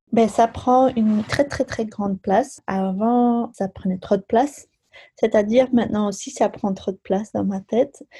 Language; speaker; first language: French; non-native, local second language; Dutch